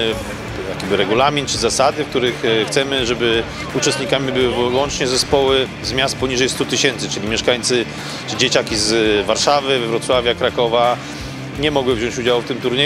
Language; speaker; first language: Polish; native; Polish